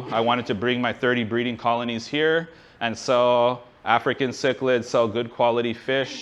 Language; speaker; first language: English; native; English